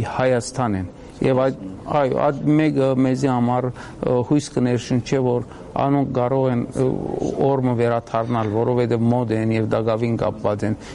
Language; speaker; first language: Armenian; early bilingual, heritage; Armenian